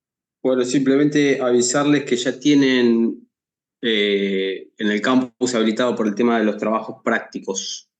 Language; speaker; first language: Spanish; native; Spanish